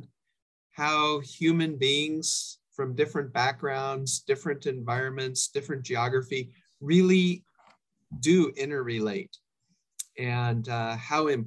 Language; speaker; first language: English; native; English